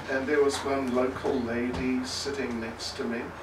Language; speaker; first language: English; native; English